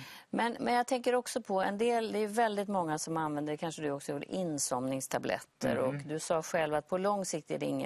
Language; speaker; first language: Swedish; native; Swedish